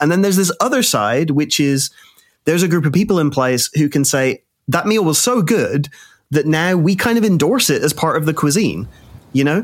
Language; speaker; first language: English; native; English